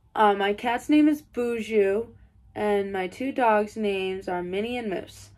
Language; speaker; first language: English; native; English